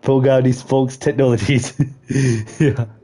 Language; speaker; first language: English; native; English